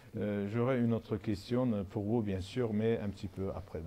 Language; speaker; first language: French; non-native, learner; Azerbaijani